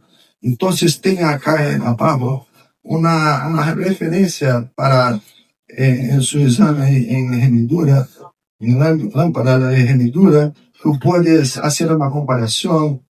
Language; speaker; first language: Spanish; non-native, fluent; Portuguese